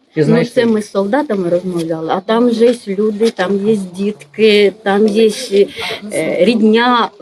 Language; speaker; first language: Ukrainian; native; Ukrainian